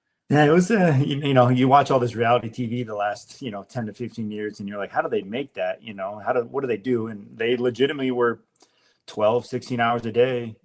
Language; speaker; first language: English; native; English